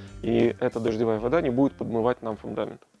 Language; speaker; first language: Russian; native; Russian